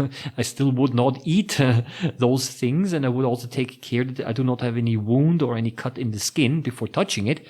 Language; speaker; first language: English; non-native, fluent; German